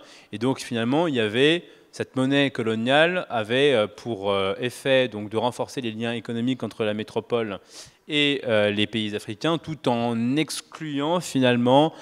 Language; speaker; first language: French; native; French